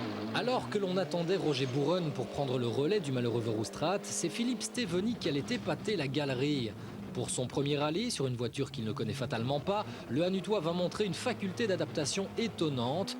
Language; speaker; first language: French; native; French